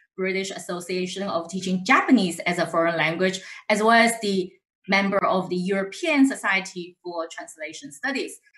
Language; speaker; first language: English; non-native, fluent; Chinese